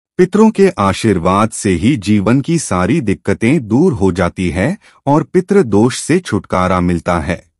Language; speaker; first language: Hindi; native; Hindi